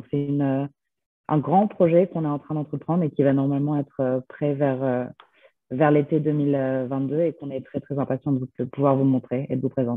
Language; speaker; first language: French; native; French